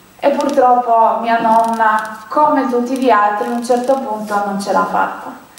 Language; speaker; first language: Italian; non-native, fluent; Polish